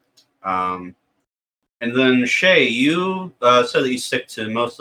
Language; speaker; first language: English; native; English